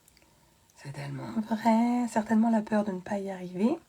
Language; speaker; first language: French; native; French